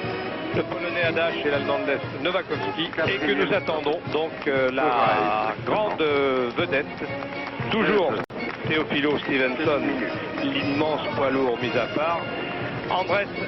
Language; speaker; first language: French; native; French